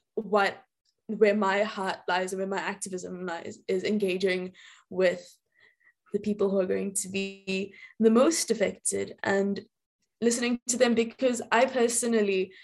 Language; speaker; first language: English; native; English